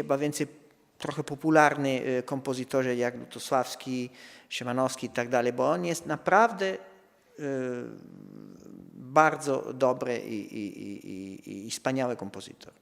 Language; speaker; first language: Polish; non-native, fluent; Italian